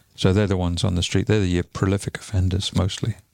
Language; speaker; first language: English; native; English